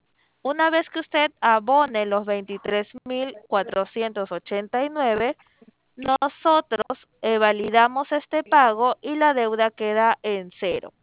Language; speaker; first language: Spanish; native; Spanish